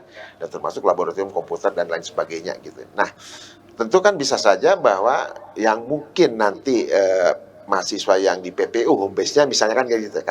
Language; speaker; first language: Indonesian; native; Indonesian